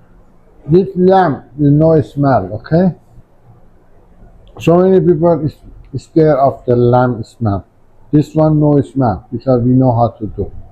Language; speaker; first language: English; non-native, learner; Persian